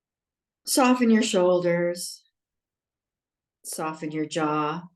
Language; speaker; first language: English; native; English